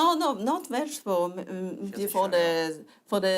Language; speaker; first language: English; non-native, learner; Chinese